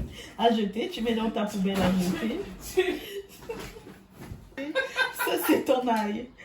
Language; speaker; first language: French; native; French